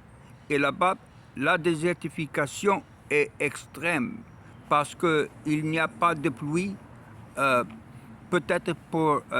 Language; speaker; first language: French; non-native, learner; Arabic